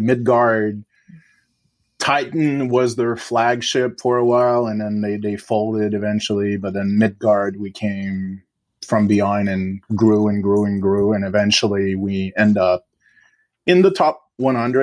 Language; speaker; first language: English; native; English